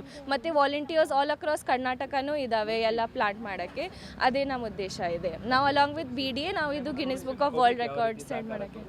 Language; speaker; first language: Kannada; non-native, local second language; Hindi